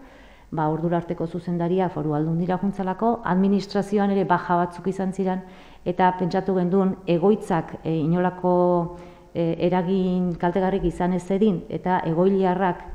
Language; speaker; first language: Basque; native; Basque